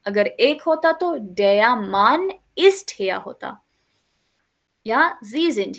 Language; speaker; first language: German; non-native, learner; Hindi